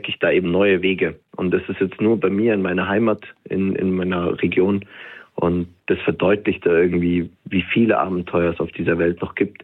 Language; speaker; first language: German; native; German